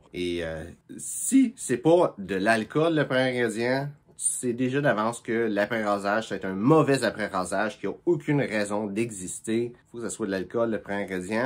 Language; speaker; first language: French; native; French